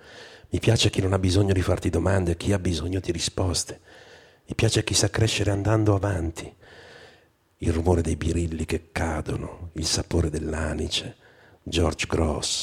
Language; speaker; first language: Italian; native; Italian